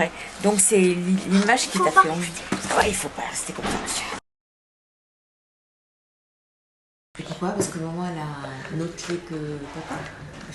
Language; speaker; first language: French; native; French